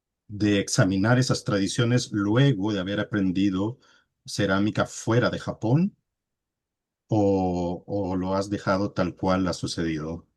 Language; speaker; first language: Spanish; native; Spanish